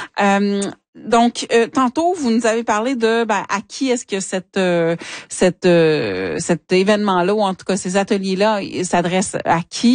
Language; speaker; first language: French; native; French